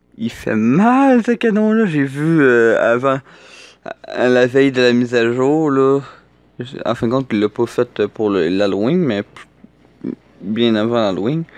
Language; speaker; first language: French; native; French